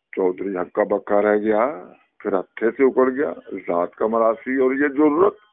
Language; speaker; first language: Urdu; native; Urdu